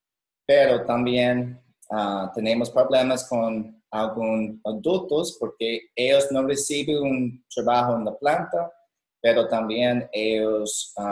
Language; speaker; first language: Spanish; non-native, learner; English